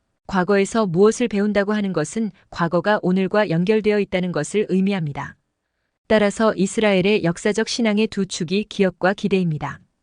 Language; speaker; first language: Korean; native; Korean